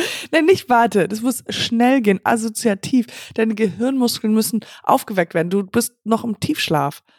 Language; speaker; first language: German; native; German